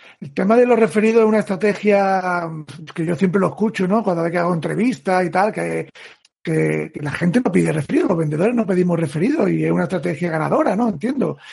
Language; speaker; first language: Spanish; native; Spanish